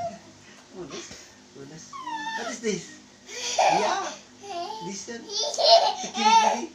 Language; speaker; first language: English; non-native, local second language; Filipino